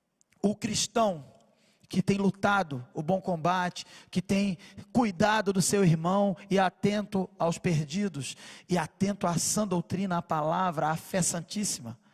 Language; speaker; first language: Portuguese; native; Portuguese